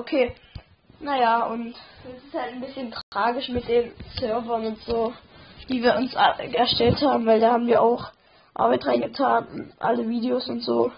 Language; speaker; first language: German; native; German